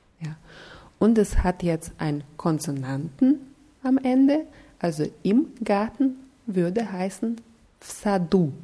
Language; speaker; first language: German; non-native, fluent; Russian